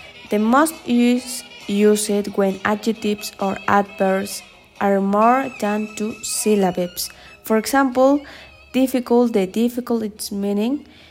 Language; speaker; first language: English; non-native, learner; Spanish